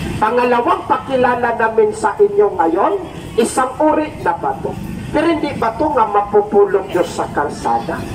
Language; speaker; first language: Filipino; non-native, local second language; Cebuano